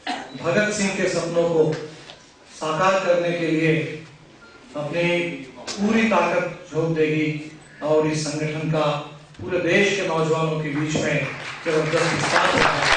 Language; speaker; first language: Hindi; native; Hindi